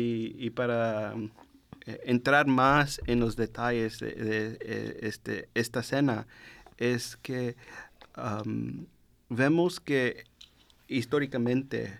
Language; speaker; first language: Spanish; non-native, learner; English